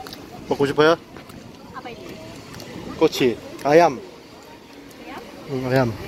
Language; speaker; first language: Korean; non-native, learner; Indonesian